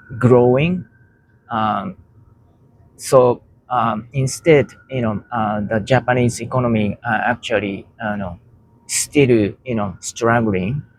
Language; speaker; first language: English; non-native, learner; Japanese